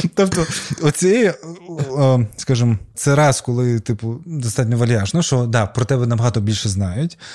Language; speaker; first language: Ukrainian; non-native, local second language; Russian